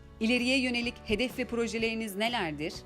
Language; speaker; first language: Turkish; native; Turkish